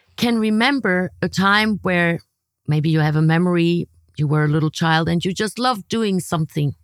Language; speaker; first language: English; non-native, fluent; German